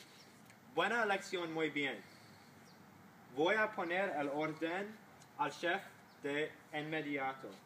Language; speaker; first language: Spanish; non-native, learner; English